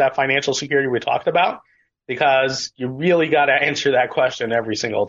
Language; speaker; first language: English; native; English